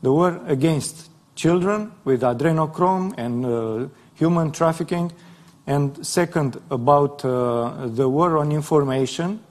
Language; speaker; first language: English; non-native, fluent; Romanian